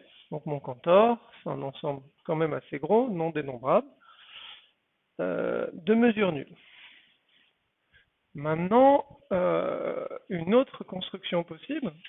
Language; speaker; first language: French; native; French